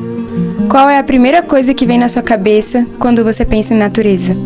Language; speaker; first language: Portuguese; native; Portuguese